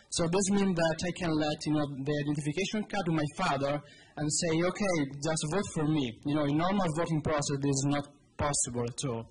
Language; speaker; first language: English; non-native, fluent; Italian